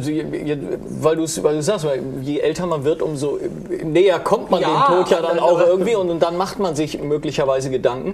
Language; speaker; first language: German; native; German